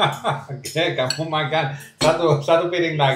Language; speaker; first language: Indonesian; non-native, learner; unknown